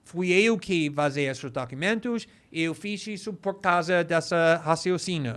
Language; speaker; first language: Portuguese; non-native, fluent; English